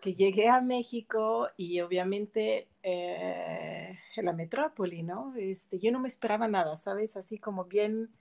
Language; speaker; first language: Spanish; non-native, fluent; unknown